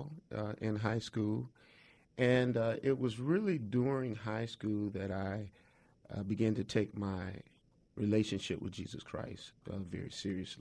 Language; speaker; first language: English; native; English